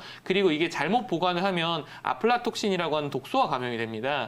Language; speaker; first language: Korean; native; Korean